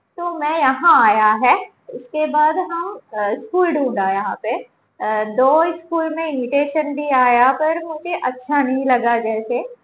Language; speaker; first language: Hindi; non-native, learner; Sinhala